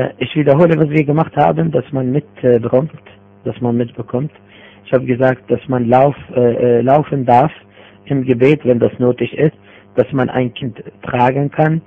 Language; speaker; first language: German; non-native, fluent; Arabic